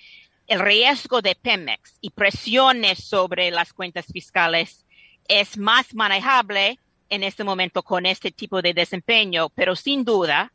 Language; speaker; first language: Spanish; non-native, fluent; English